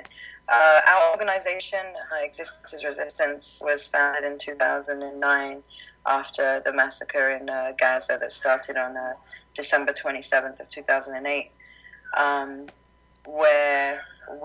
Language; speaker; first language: English; native; English